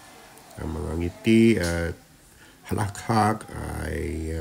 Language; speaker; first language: Filipino; native; Filipino